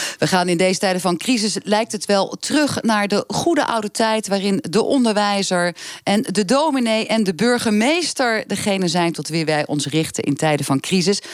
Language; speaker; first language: Dutch; native; Dutch